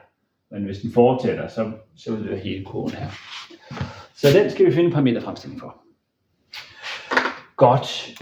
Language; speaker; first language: Danish; native; Danish